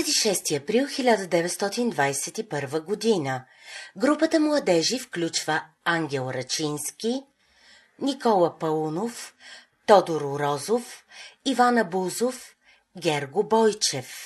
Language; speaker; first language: Bulgarian; native; Bulgarian